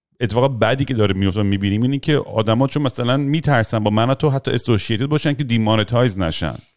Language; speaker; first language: Persian; early bilingual, heritage; Persian